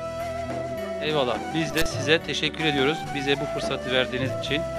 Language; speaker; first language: Turkish; native; Turkish